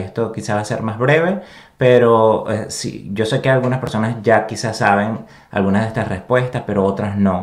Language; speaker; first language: Spanish; native; Spanish